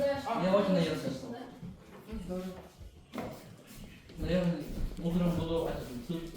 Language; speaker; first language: Russian; non-native, local second language; Yakut